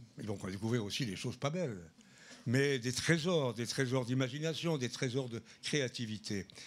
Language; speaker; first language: French; native; French